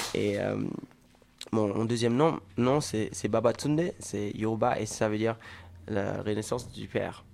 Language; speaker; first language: French; non-native, fluent; German